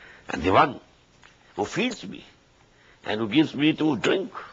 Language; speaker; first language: English; non-native, local second language; Urdu